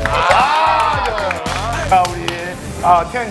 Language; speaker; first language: Korean; native; Korean